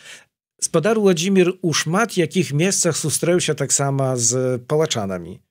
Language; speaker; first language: Polish; non-native, learner; Belarusian